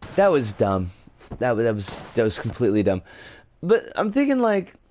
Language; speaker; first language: English; native; English